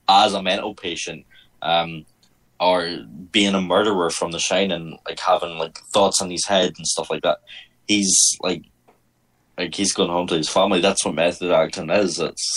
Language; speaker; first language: English; native; English